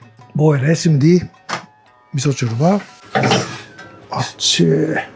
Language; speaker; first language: Turkish; non-native, learner; Japanese